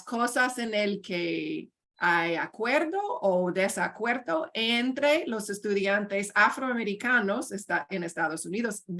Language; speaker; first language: Spanish; non-native, fluent; English